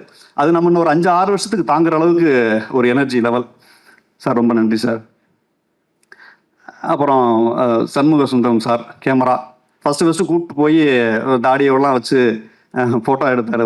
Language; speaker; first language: Tamil; native; Tamil